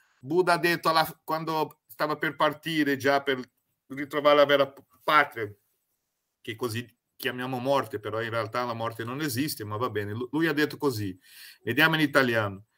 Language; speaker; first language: Italian; non-native, fluent; Portuguese